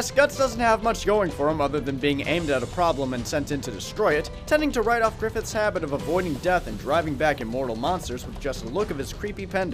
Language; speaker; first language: English; native; English